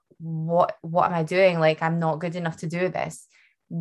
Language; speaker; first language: English; native; English